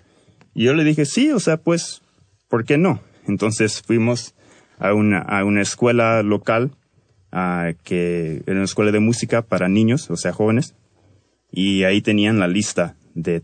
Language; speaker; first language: Spanish; early bilingual, heritage; Spanish